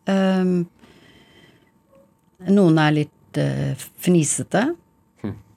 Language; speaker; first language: Norwegian; early bilingual, heritage; English